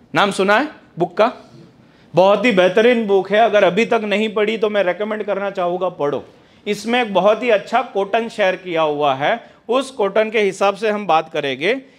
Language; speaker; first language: Hindi; non-native, local second language; Gujarati